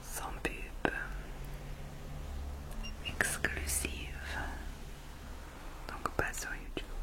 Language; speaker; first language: French; non-native, fluent; English